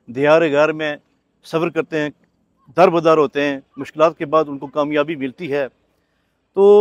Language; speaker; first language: Urdu; non-native, local second language; Pahari-Potwari